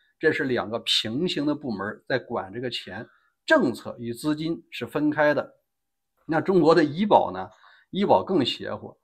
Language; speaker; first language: Chinese; native; Chinese